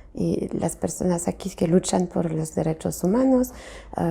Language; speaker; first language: Spanish; non-native, fluent; French